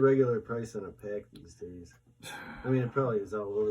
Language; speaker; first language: English; native; English